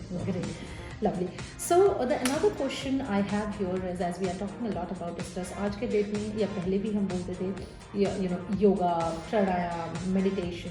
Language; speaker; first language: English; non-native, local second language; Hindi